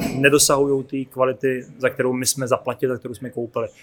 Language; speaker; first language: Czech; native; Czech